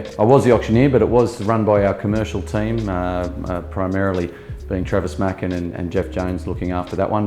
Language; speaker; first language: English; native; English